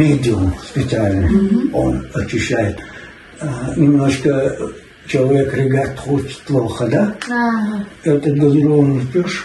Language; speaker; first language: Russian; non-native, fluent; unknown